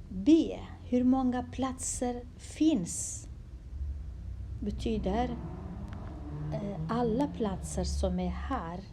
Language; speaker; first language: Swedish; non-native, fluent; Kurdish